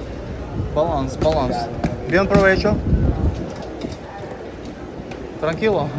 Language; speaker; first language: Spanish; non-native, learner; Russian